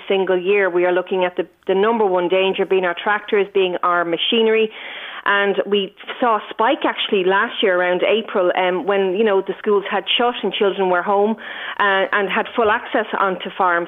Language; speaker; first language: English; native; English